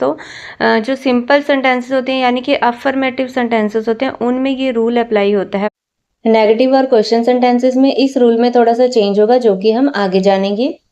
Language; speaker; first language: Hindi; non-native, local second language; Punjabi